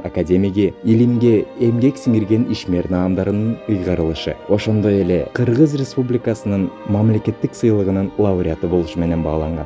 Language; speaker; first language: Kyrgyz; native; Kyrgyz